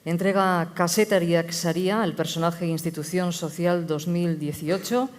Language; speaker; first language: Spanish; native; Spanish